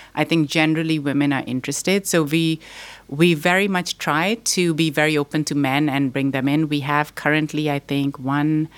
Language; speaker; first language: English; non-native, local second language; Urdu